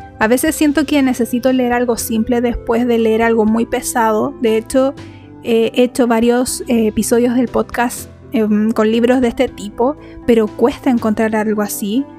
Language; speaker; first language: Spanish; native; Spanish